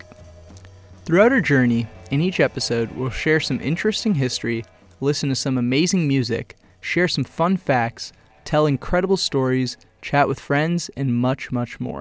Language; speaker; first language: English; native; English